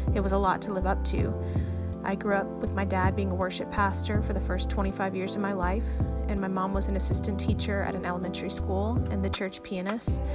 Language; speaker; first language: English; native; English